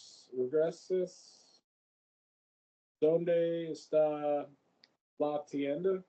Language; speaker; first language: Spanish; non-native, learner; English